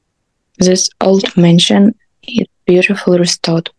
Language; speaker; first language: English; non-native, learner; Russian